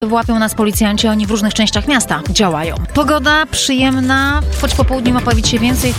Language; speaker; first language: Polish; native; Polish